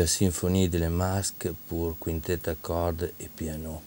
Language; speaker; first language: French; non-native, fluent; Italian